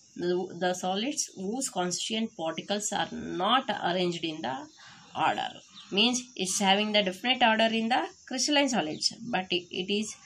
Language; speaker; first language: English; non-native, local second language; Kannada